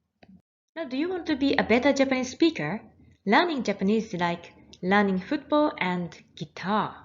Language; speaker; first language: English; non-native, fluent; Japanese